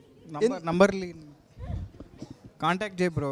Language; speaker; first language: Telugu; native; Telugu